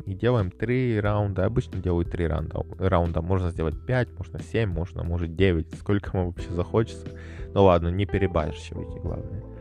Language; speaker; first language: Russian; native; Russian